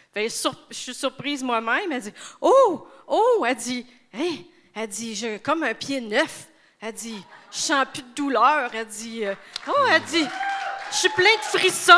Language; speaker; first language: French; native; French